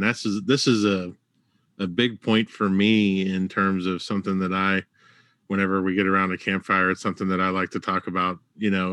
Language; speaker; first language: English; native; English